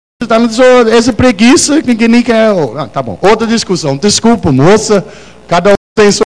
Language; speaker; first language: Portuguese; non-native, fluent; Danish